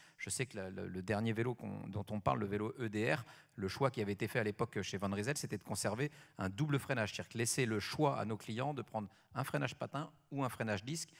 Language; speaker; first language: French; native; French